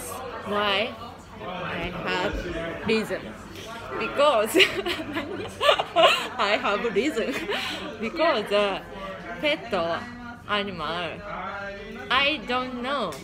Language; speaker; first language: English; non-native, learner; Japanese